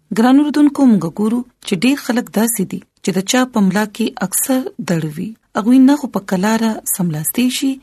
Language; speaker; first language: Pashto; non-native, local second language; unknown